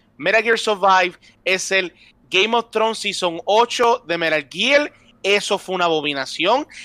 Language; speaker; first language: Spanish; native; Spanish